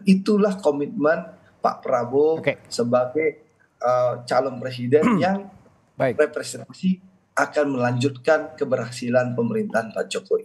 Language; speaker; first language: Indonesian; native; Indonesian